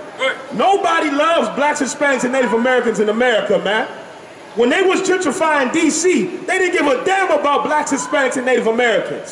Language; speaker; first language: English; native; English